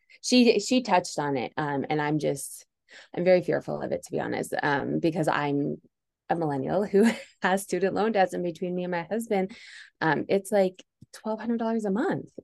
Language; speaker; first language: English; native; English